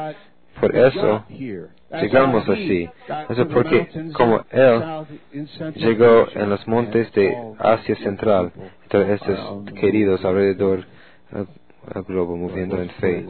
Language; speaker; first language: Spanish; non-native, fluent; English